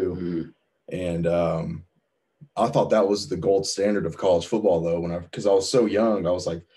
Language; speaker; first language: English; native; English